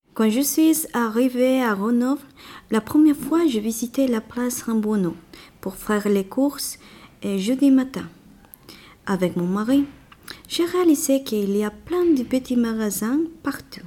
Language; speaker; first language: French; non-native, learner; Spanish